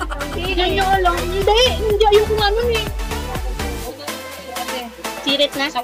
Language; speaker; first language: Filipino; native; Filipino